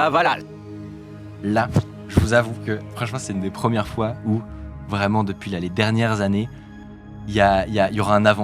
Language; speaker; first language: French; native; French